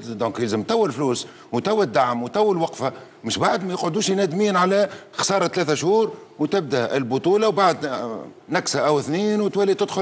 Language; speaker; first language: Arabic; native; Arabic